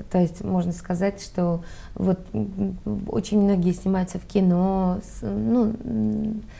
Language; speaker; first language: Russian; non-native, local second language; Armenian